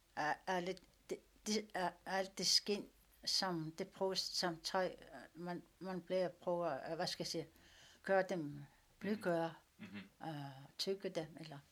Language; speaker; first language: Danish; non-native, local second language; Kalaallisut